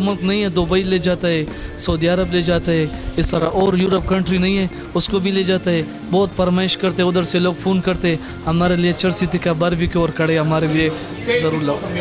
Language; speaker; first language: Hindi; non-native, local second language; Pashto